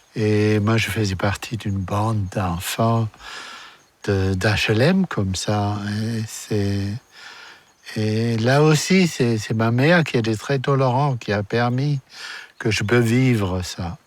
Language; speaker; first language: French; non-native, fluent; German